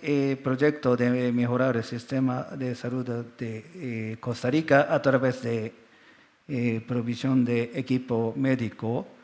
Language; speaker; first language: Spanish; non-native, learner; Japanese